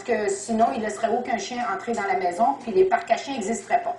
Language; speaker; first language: French; native; French